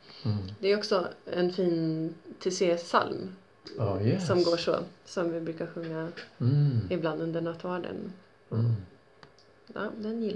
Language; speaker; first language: Swedish; native; Swedish